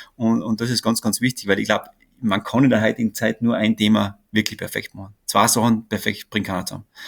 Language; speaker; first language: German; native; German